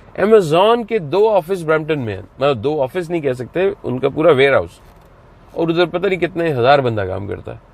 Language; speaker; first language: Urdu; native; Urdu